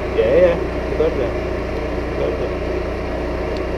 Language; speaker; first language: Danish; native; Danish